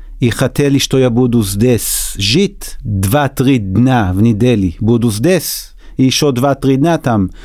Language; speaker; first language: Russian; non-native, learner; Hebrew